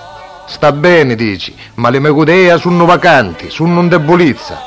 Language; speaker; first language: Italian; native; Italian